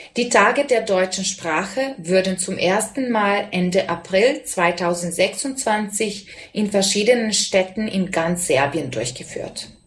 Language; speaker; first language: German; non-native, fluent; Serbian